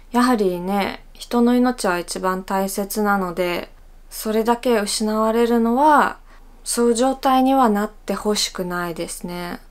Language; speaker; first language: Japanese; non-native, fluent; Russian